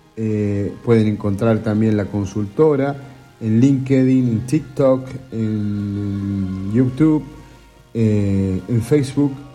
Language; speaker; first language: Spanish; native; Spanish